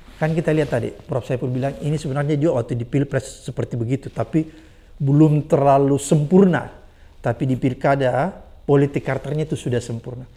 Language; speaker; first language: Indonesian; native; Indonesian